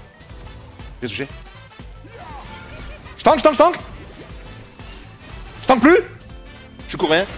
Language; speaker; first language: French; native; French